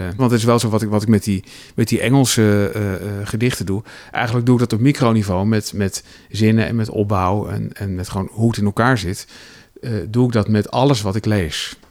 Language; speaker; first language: Dutch; native; Dutch